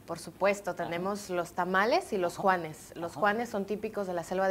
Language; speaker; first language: Spanish; native; Spanish